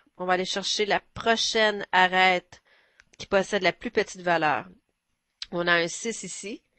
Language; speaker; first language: French; native; French